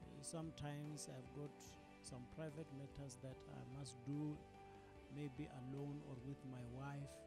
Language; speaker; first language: English; non-native, local second language; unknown